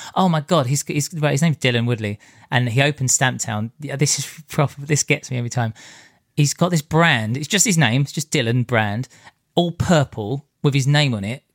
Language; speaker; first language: English; native; English